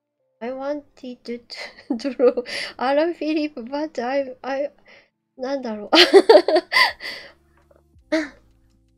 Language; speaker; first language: English; non-native, learner; Japanese